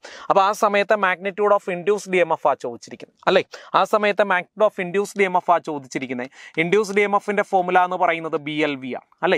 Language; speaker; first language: Malayalam; native; Malayalam